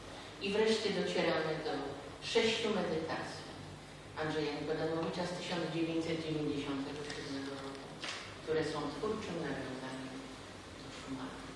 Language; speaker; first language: Polish; native; Polish